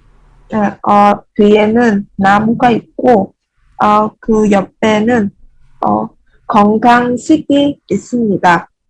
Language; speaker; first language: Korean; non-native, learner; Vietnamese